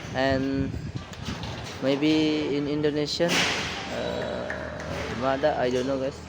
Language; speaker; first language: English; non-native, learner; Indonesian